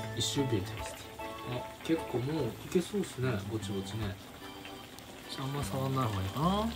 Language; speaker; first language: Japanese; native; Japanese